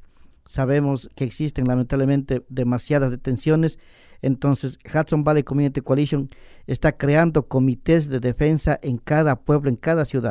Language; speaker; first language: Spanish; native; Spanish